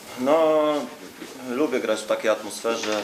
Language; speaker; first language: Polish; non-native, learner; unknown